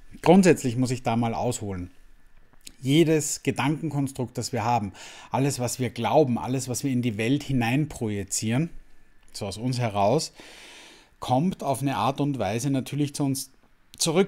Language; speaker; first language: German; native; German